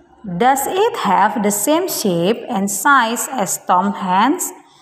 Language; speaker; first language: English; non-native, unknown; Indonesian